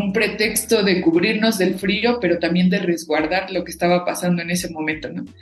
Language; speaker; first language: Spanish; non-native, local second language; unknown